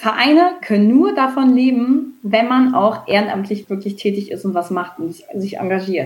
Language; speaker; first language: German; native; German